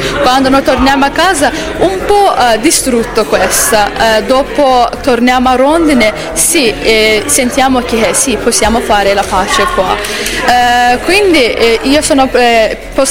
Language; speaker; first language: Italian; non-native, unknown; Azerbaijani